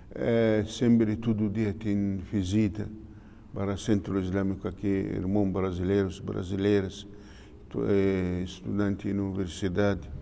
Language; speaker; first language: Portuguese; non-native, learner; Arabic